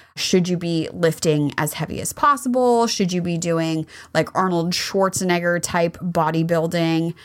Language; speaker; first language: English; native; English